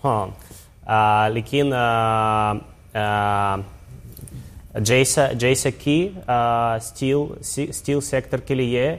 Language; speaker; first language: Hindi; non-native, learner; Russian